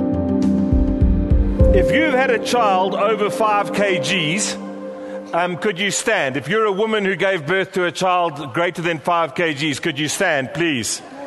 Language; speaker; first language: English; native; English